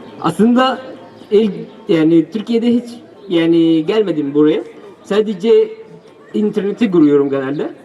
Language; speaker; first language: Turkish; non-native, learner; Arabic